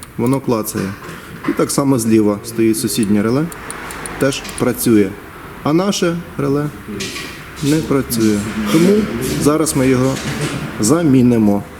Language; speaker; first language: Ukrainian; non-native, local second language; Russian